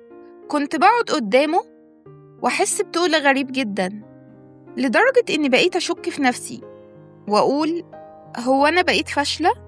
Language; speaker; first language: Arabic; native; Arabic